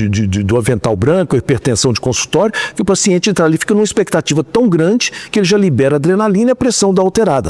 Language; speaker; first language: Portuguese; native; Portuguese